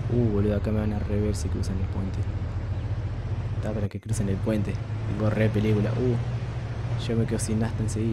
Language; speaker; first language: Spanish; native; Spanish